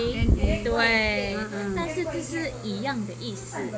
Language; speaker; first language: Chinese; non-native, fluent; Filipino